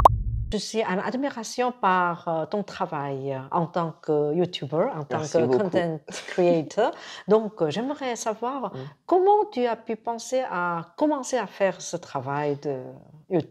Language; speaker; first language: French; non-native, fluent; Korean